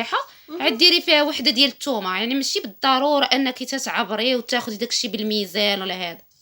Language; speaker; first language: Arabic; native; Arabic